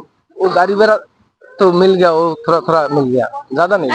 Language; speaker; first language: Hindi; non-native, learner; Bangla